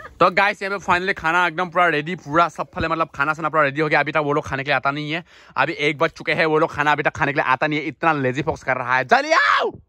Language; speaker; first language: Hindi; non-native, local second language; Assamese